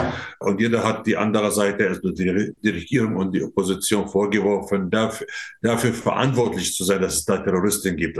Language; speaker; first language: German; non-native, fluent; Arabic